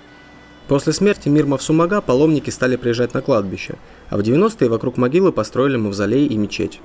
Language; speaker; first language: Russian; native; Russian